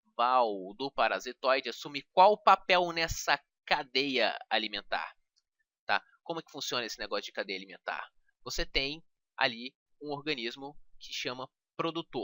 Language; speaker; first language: Portuguese; native; Portuguese